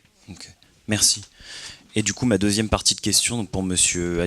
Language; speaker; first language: French; native; French